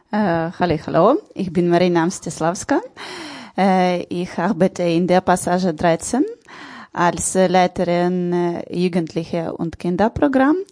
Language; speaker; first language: German; non-native, learner; Ukrainian